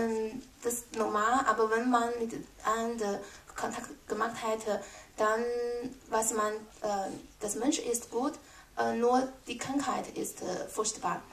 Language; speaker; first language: German; non-native, learner; Chinese